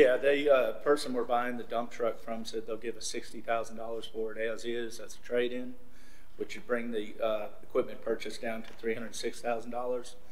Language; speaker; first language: English; native; English